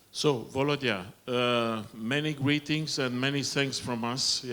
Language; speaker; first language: English; non-native, fluent; Romanian